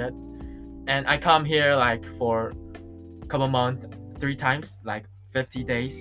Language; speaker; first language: English; non-native, learner; Chinese